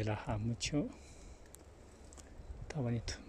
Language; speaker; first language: Spanish; non-native, learner; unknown